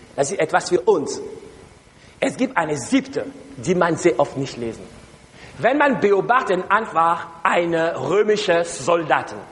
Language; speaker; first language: German; non-native, learner; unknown